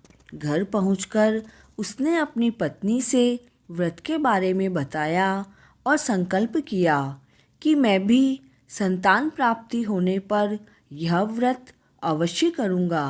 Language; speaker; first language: Hindi; native; Hindi